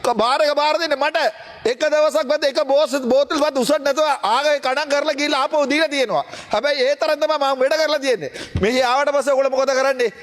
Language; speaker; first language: Sinhala; non-native, local second language; Tamil